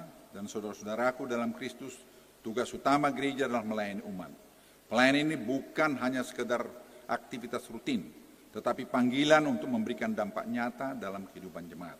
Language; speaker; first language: Indonesian; native; Indonesian